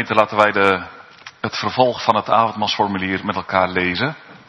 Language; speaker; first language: Dutch; native; Dutch